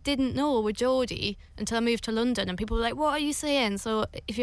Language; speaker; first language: English; native; English